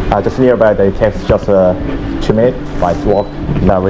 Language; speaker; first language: English; non-native, learner; Vietnamese